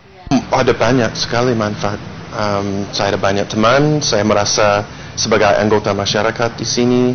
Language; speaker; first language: Indonesian; non-native, fluent; English